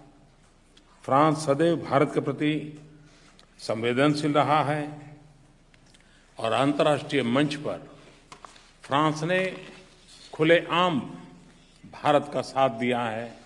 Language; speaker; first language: Hindi; non-native, local second language; Gujarati